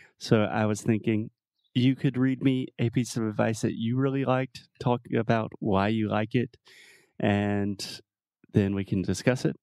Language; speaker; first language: English; native; English